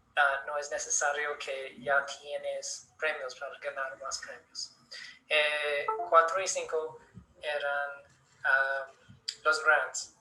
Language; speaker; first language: Spanish; non-native, learner; English